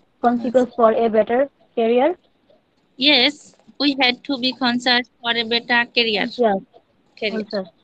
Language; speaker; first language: English; non-native, learner; Bangla